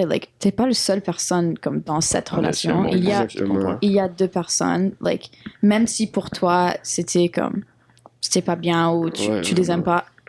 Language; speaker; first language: French; non-native, local second language; English